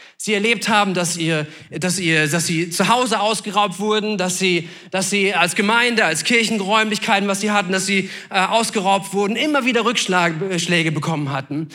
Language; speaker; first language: German; native; German